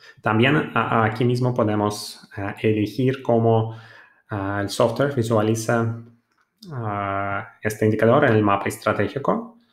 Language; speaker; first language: Spanish; non-native, fluent; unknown